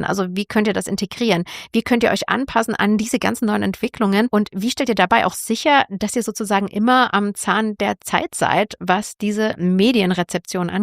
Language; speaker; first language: German; native; German